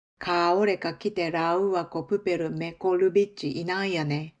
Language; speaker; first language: Māori; non-native, learner; Japanese